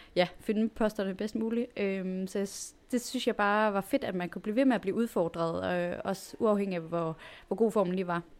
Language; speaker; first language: Danish; native; Danish